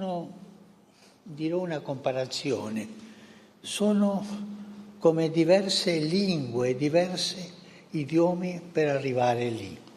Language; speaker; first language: Italian; non-native, fluent; Spanish